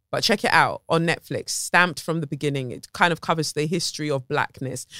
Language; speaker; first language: English; native; English